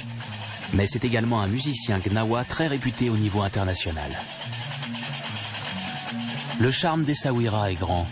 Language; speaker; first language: French; native; French